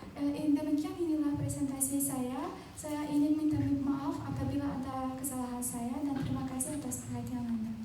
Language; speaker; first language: Indonesian; non-native, fluent; Azerbaijani